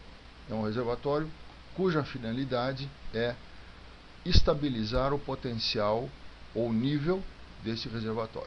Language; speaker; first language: Portuguese; native; Portuguese